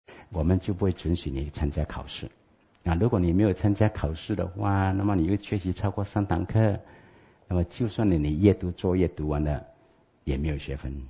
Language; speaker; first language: Chinese; native; Chinese